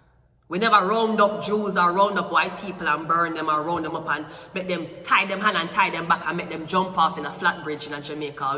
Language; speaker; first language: English; native; English